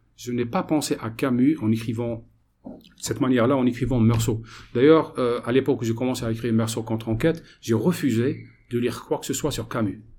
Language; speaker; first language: French; non-native, local second language; Arabic